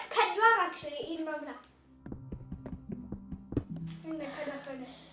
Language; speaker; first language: Welsh; native; Welsh